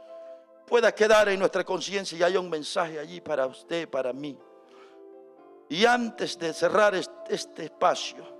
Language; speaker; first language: Spanish; native; Spanish